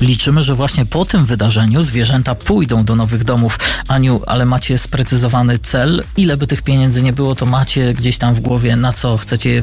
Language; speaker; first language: Polish; native; Polish